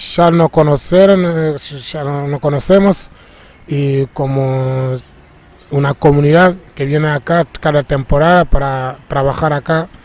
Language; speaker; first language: Spanish; non-native, fluent; Wolof